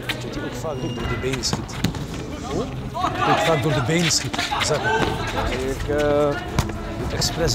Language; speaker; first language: Dutch; native; Dutch